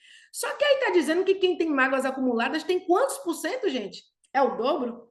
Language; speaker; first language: Portuguese; native; Portuguese